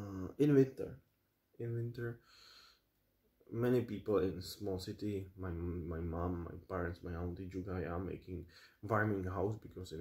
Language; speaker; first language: English; non-native, learner; Czech